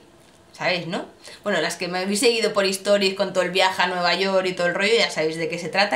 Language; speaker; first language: Spanish; native; Spanish